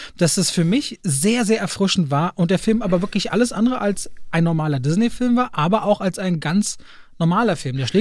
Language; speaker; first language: German; native; German